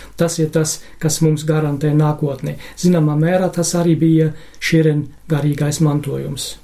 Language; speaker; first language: Latvian; non-native, fluent; German